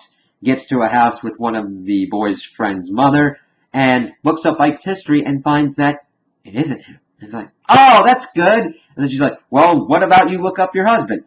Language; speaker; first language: English; native; English